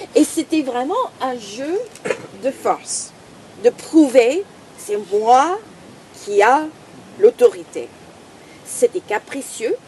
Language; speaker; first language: French; non-native, fluent; English